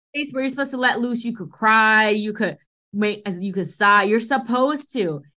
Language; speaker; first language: English; early bilingual, other home language; Hindi